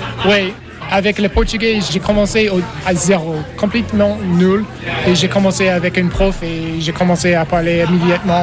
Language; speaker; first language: French; non-native, learner; English